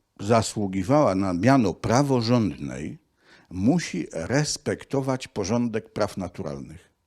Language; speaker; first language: Polish; native; Polish